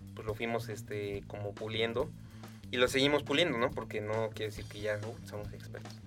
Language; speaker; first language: Spanish; native; Spanish